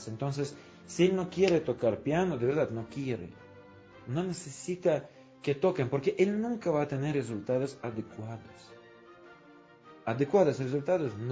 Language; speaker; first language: Spanish; non-native, fluent; Russian